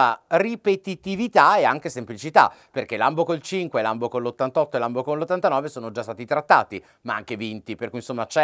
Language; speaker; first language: Italian; native; Italian